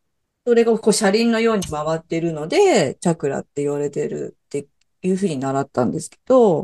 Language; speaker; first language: Japanese; native; Japanese